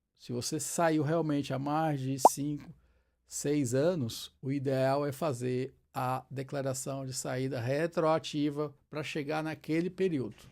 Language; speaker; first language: Portuguese; native; Portuguese